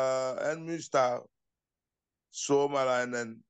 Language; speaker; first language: Finnish; non-native, learner; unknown